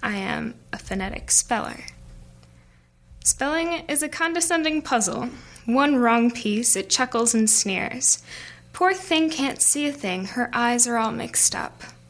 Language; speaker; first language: English; native; English